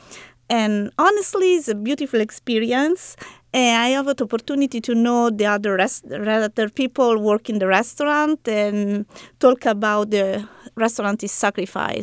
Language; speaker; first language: English; non-native, learner; Italian